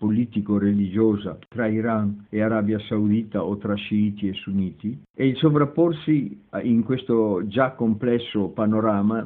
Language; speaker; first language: Italian; native; Italian